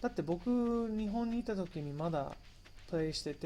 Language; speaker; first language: Japanese; non-native, fluent; English